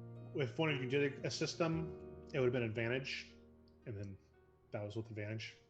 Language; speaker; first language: English; native; English